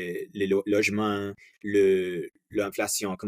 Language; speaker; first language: French; non-native, fluent; English